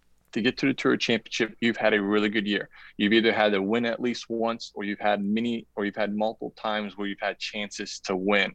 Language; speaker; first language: English; native; English